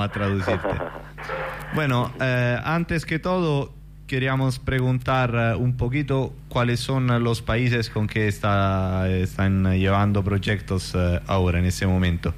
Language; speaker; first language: Spanish; non-native, fluent; Italian